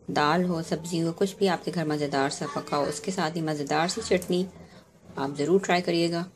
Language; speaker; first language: Urdu; native; Urdu